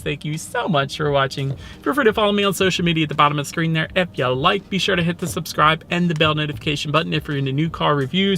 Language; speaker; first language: English; native; English